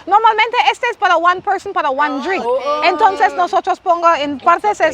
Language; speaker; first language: Spanish; non-native, learner; English